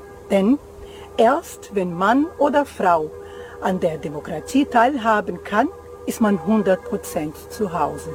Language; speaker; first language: German; non-native, fluent; Portuguese